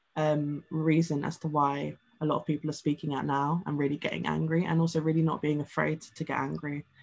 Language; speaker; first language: English; native; English